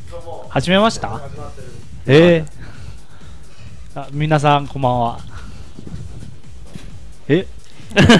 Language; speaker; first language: Japanese; non-native, learner; Chinese